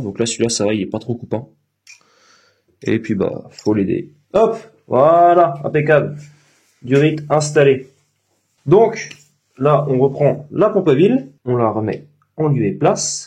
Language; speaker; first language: French; native; French